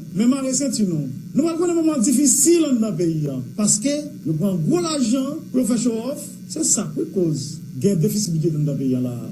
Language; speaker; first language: Haitian Creole; native; Haitian Creole